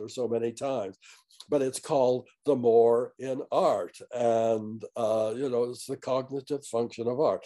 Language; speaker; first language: English; native; English